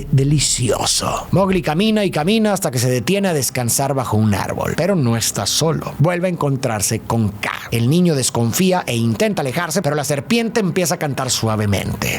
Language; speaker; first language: Spanish; native; Spanish